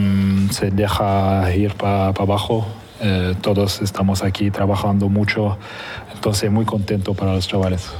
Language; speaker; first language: Spanish; non-native, fluent; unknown